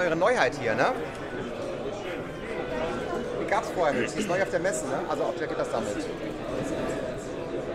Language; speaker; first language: German; native; German